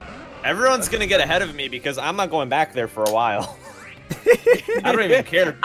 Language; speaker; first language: English; native; English